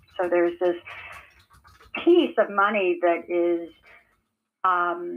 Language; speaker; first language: English; native; English